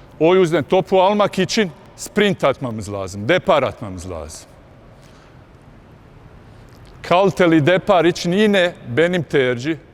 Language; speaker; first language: Turkish; non-native, fluent; Bosnian